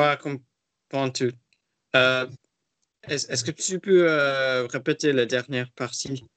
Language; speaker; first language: French; non-native, learner; English